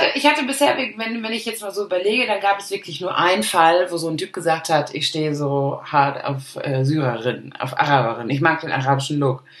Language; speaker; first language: German; early bilingual, other home language; Arabic